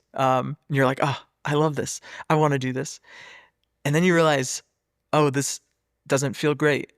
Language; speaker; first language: English; native; English